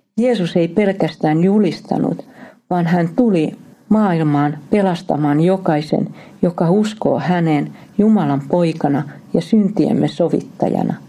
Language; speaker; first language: Finnish; native; Finnish